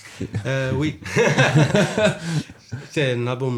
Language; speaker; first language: French; non-native, learner; Spanish